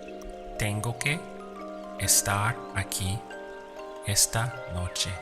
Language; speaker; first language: Spanish; non-native, fluent; English